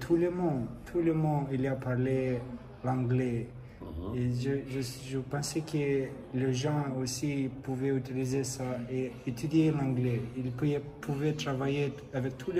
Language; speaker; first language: French; non-native, learner; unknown